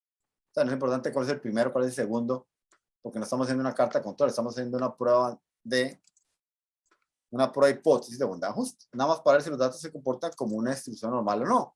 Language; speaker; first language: Spanish; native; Spanish